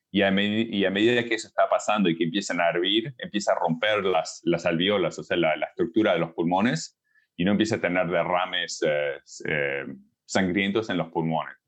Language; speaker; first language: Spanish; early bilingual, heritage; Spanish